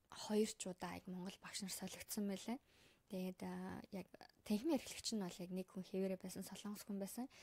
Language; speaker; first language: Mongolian; native; Mongolian